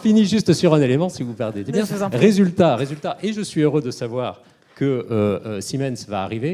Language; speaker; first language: French; native; French